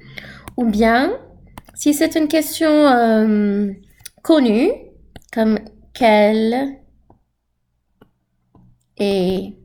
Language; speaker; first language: French; non-native, fluent; English